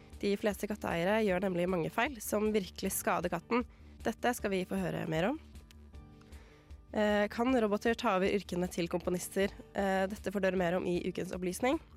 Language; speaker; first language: Norwegian; native; Norwegian